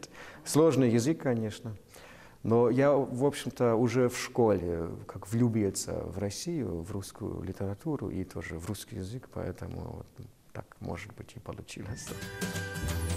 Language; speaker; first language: Russian; non-native, fluent; German